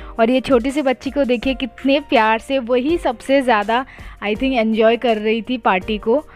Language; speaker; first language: Hindi; non-native, local second language; Odia